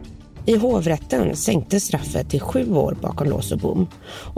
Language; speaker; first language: Swedish; native; Swedish